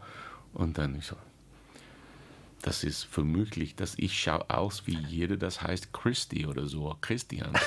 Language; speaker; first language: German; non-native, learner; English